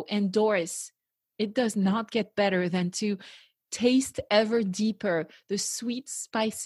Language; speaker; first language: English; non-native, fluent; French